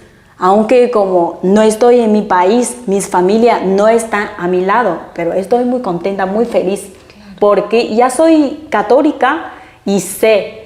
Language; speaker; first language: Spanish; non-native, fluent; Chinese